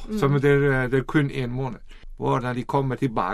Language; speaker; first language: Swedish; non-native, learner; Icelandic